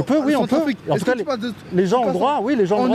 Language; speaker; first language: French; native; French